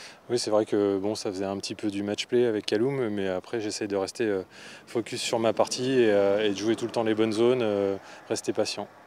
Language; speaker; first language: French; native; French